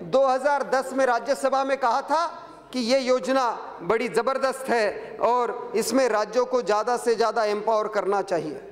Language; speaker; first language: Hindi; non-native, local second language; Marathi